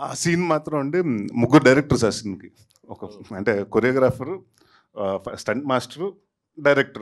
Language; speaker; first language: Telugu; native; Telugu